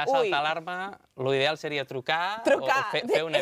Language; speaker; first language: Catalan; native; Catalan